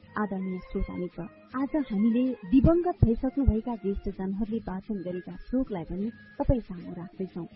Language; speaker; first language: Nepali; native; Nepali